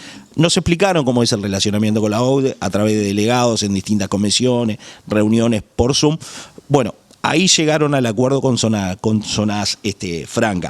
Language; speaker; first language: Spanish; native; Spanish